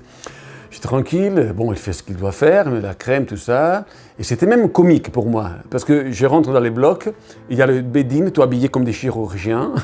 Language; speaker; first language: French; non-native, learner; Italian